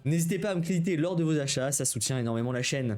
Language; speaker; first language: French; native; French